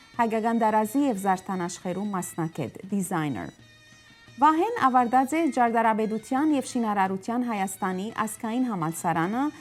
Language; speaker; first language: Armenian; early bilingual, heritage; Armenian